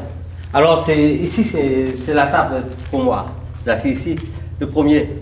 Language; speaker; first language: French; non-native, local second language; Vietnamese